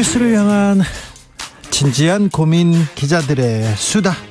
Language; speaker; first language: Korean; native; Korean